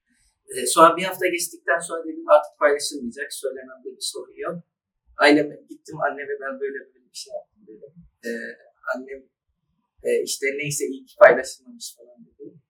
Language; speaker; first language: Turkish; early bilingual, other home language; Arabic